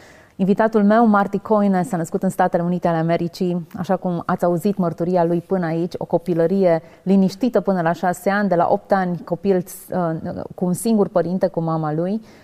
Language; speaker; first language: Romanian; native; Romanian